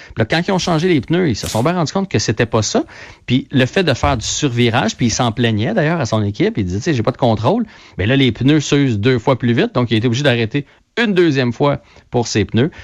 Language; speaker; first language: French; native; French